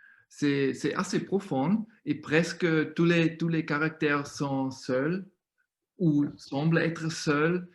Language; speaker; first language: French; non-native, fluent; German